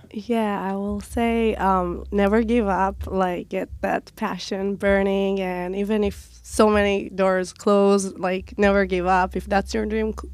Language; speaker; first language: English; non-native, fluent; Hebrew